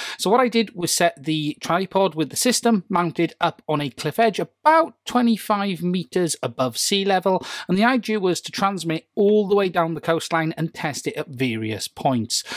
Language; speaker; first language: English; native; English